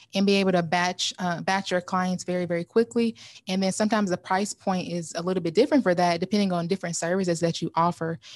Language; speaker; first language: English; native; English